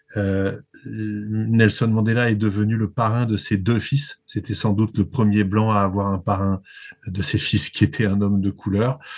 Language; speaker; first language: French; native; French